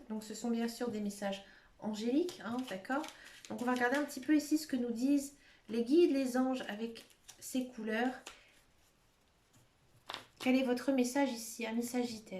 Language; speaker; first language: French; native; French